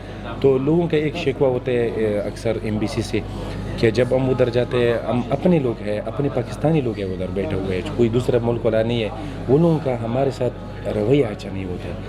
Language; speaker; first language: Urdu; non-native, local second language; Pashto